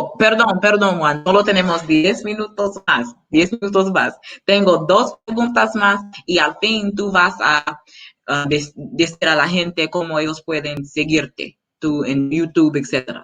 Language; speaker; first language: Spanish; non-native, learner; English